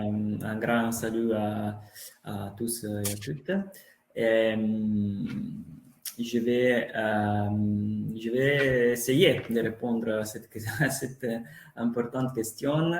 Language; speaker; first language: French; non-native, fluent; Italian